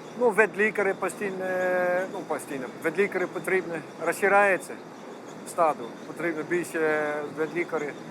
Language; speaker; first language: Ukrainian; non-native, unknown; Dutch